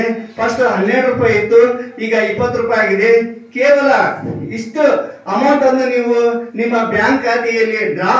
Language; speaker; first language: Kannada; native; Kannada